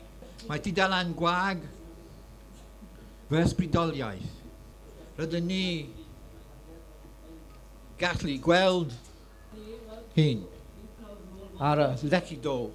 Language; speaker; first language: Welsh; non-native, learner; French